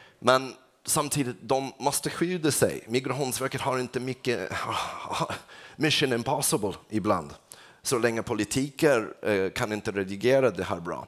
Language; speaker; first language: Swedish; non-native, fluent; English